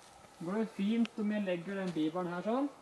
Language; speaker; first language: Norwegian; native; Norwegian